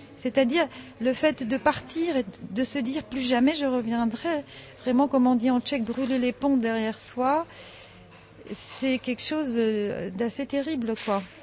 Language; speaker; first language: French; early bilingual, heritage; French